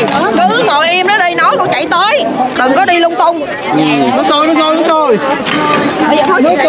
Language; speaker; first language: Vietnamese; native; Vietnamese